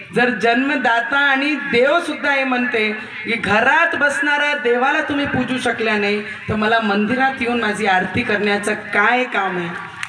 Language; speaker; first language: Marathi; non-native, local second language; Hindi